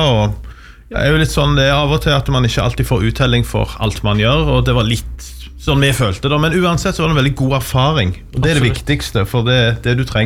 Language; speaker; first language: Norwegian; native; Norwegian